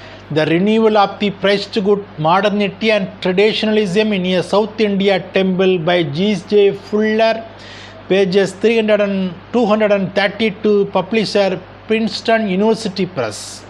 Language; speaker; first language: English; non-native, local second language; Tamil